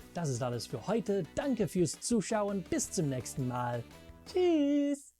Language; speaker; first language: German; non-native, fluent; English